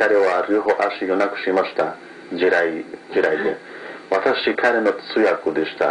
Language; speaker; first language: Japanese; non-native, learner; Kurdish